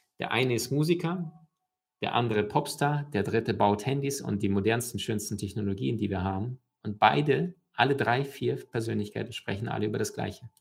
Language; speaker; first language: German; early bilingual, other home language; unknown